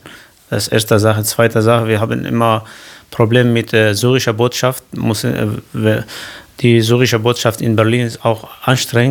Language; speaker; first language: German; non-native, fluent; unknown